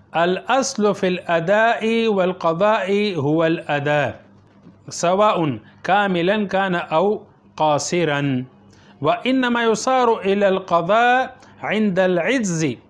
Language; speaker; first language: Arabic; non-native, fluent; Urdu